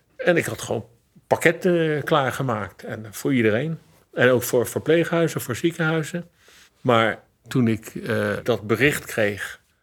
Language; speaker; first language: Dutch; native; Dutch